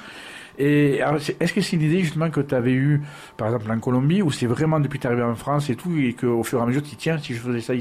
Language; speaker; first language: French; native; French